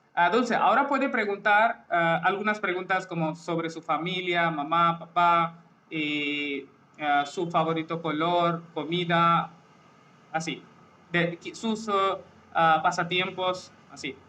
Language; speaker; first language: Spanish; non-native, learner; Hindi